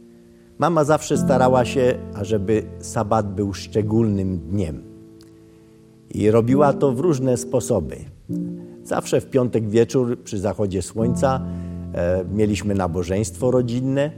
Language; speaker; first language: Polish; early bilingual, other home language; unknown